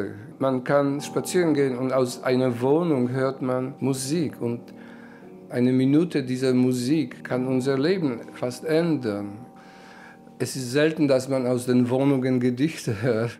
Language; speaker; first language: German; non-native, fluent; Polish